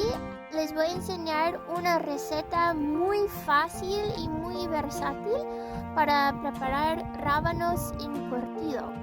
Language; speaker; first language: Spanish; non-native, fluent; English